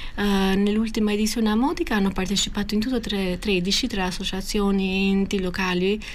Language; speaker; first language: Italian; non-native, fluent; Albanian